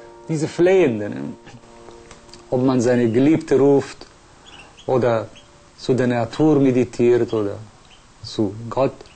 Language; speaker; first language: German; non-native, fluent; Persian